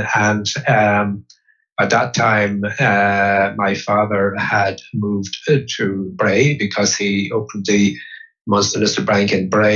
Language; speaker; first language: English; native; English